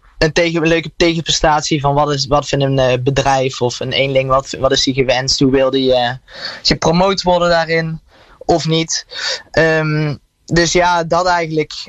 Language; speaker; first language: Dutch; native; Dutch